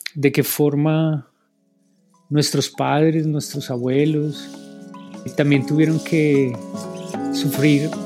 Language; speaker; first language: Spanish; native; Spanish